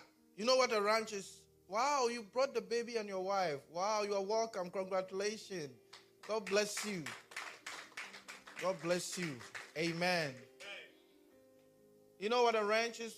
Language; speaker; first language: English; non-native, local second language; Akan